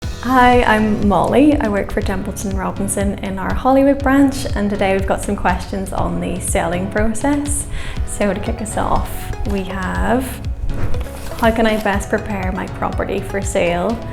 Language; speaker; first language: English; native; English